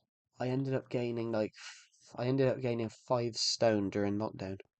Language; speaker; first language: English; native; English